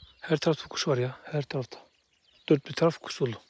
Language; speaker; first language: Turkish; native; Turkish